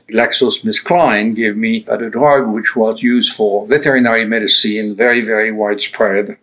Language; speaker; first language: English; non-native, fluent; French